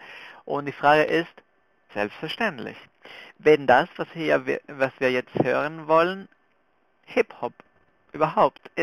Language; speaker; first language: German; non-native, fluent; Spanish